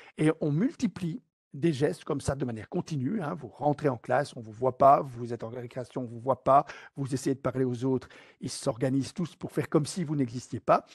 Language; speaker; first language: French; native; French